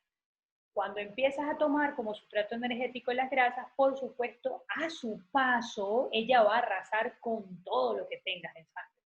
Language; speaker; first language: Spanish; native; Spanish